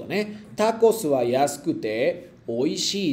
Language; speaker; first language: Japanese; non-native, fluent; Spanish